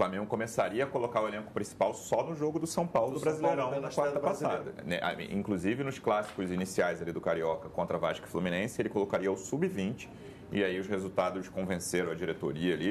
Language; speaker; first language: Portuguese; native; Portuguese